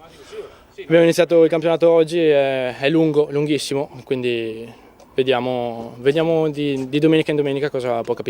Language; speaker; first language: Italian; native; Italian